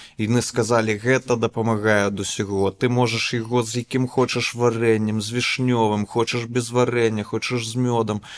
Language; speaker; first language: Belarusian; native; Belarusian